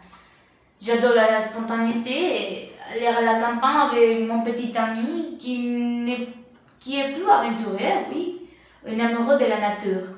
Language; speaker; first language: French; non-native, learner; Spanish